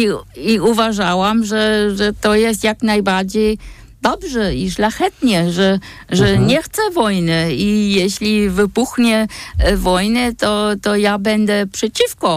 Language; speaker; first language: Polish; non-native, fluent; German